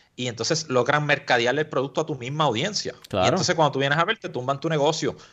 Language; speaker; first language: Spanish; native; Spanish